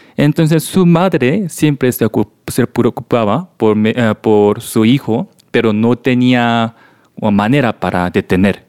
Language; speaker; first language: Spanish; non-native, learner; Korean